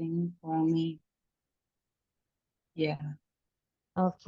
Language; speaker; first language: English; non-native, learner; Indonesian